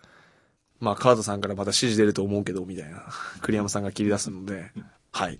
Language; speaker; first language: Japanese; native; Japanese